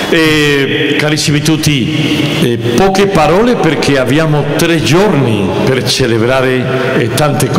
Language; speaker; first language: Italian; non-native, fluent; Spanish